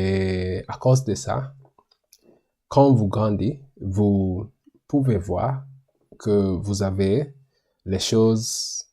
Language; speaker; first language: French; non-native, learner; English